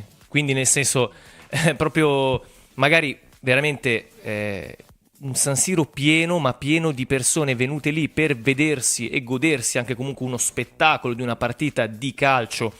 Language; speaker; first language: Italian; native; Italian